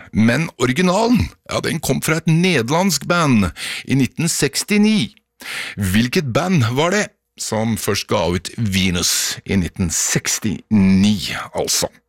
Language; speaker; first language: Norwegian; native; Norwegian